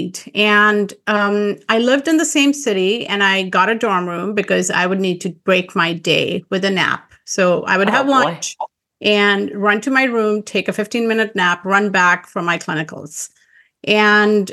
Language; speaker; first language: English; non-native, local second language; Urdu